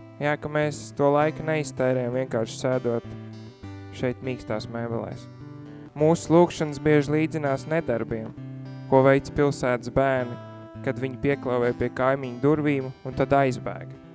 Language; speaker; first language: Latvian; native; Latvian